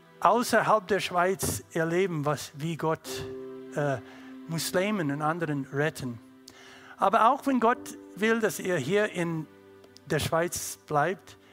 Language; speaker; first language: German; non-native, learner; English